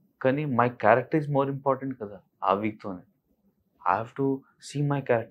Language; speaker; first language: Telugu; non-native, local second language; Hindi